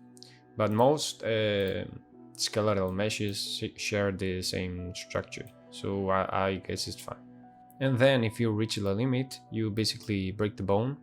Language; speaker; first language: English; non-native, fluent; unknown